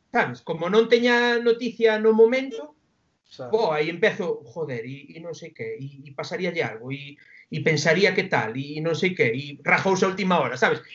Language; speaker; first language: Galician; non-native, local second language; Spanish